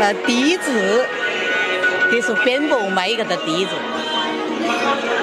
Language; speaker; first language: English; non-native, learner; Chinese